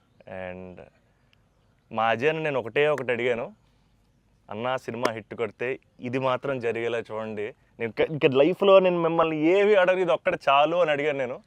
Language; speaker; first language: Telugu; native; Telugu